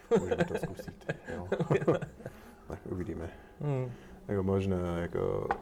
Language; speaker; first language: Czech; non-native, learner; English